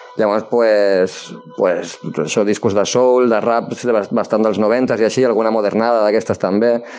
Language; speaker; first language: Catalan; non-native, local second language; Spanish